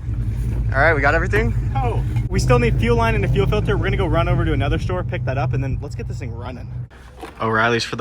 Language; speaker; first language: English; native; English